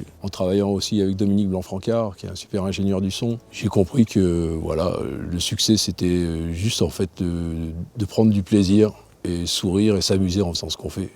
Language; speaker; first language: French; native; French